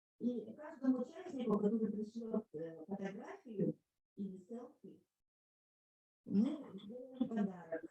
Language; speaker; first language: Russian; native; Russian